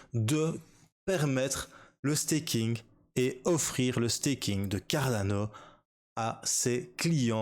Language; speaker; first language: French; native; French